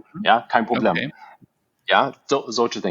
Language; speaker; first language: German; non-native, fluent; English